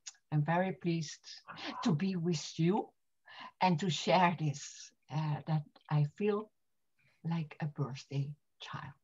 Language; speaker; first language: English; non-native, fluent; German